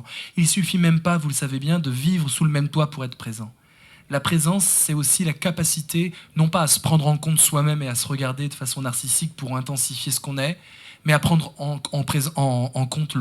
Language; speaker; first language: French; native; French